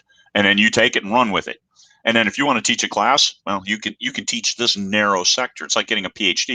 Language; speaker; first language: English; native; English